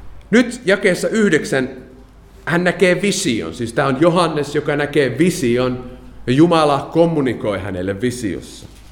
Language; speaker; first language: Finnish; non-native, fluent; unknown